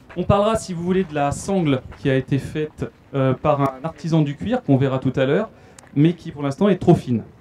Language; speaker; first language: French; native; French